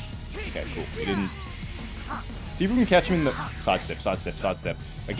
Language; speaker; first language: English; native; English